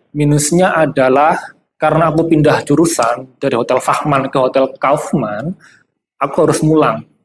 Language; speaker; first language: Indonesian; native; Indonesian